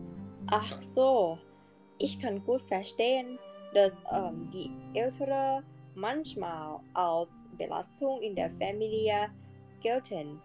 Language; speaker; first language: German; non-native, learner; Thai